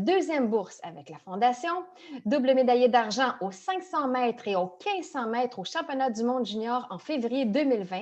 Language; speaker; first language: French; native; French